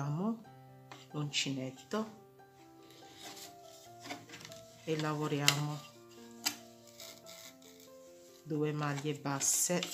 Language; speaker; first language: Italian; non-native, fluent; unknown